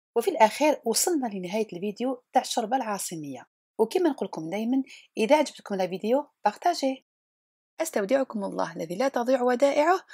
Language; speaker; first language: Arabic; native; Arabic